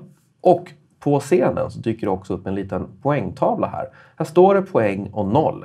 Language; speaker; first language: Swedish; native; Swedish